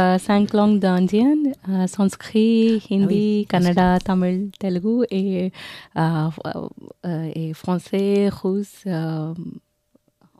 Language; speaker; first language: French; non-native, learner; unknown